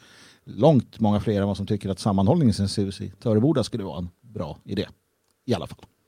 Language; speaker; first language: Swedish; native; Swedish